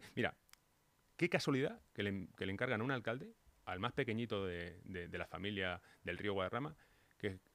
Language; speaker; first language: Spanish; native; Spanish